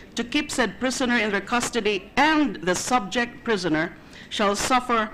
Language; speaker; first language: English; non-native, local second language; Filipino